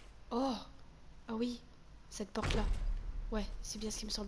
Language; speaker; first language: French; native; French